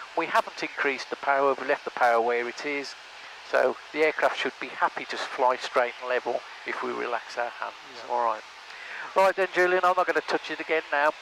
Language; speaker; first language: English; native; English